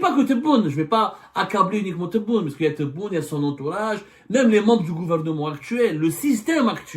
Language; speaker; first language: French; non-native, local second language; Arabic